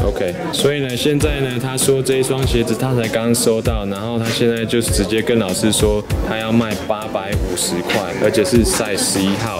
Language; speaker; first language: Chinese; native; Chinese